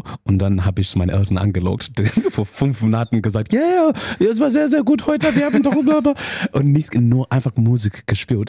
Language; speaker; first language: German; non-native, learner; English